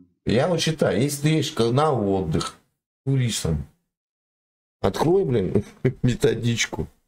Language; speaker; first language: Russian; native; Russian